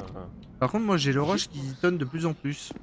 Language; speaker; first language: French; native; French